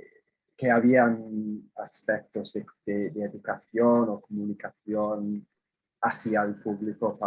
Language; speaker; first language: Spanish; non-native, fluent; English